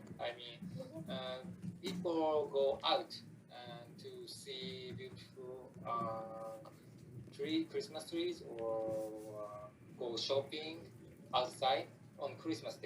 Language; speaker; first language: English; non-native, learner; Japanese